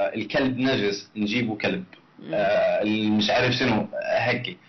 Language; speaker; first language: Arabic; native; Arabic